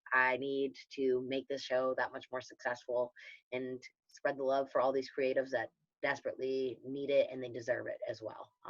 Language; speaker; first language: English; native; English